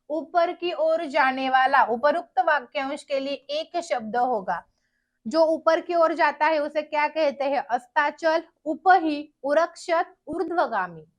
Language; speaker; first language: Hindi; non-native, local second language; Marathi